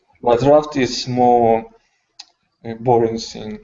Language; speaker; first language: English; non-native, learner; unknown